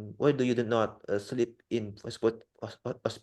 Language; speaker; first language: English; non-native, learner; Indonesian